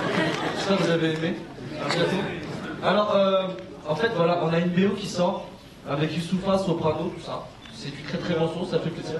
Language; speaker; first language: French; native; French